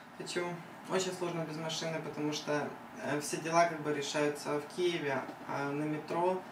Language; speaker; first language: Russian; native; Russian